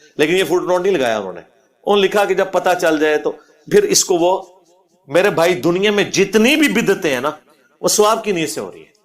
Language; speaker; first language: Urdu; non-native, local second language; Punjabi